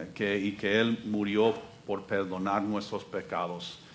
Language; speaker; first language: Spanish; non-native, fluent; English